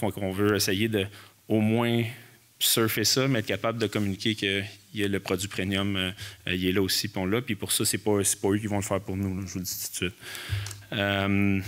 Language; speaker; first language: French; native; French